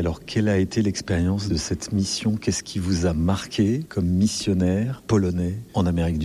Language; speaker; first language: French; native; French